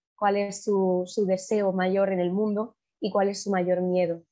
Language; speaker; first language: Spanish; native; Spanish